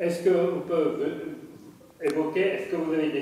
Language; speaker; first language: French; native; French